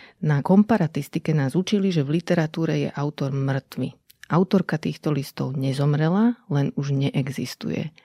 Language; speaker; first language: Slovak; native; Slovak